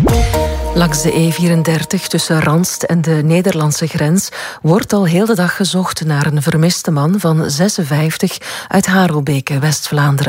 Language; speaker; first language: Dutch; native; Dutch